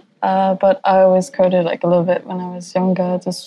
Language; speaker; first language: English; non-native, fluent; Danish